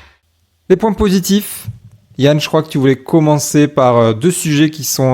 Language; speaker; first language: French; native; French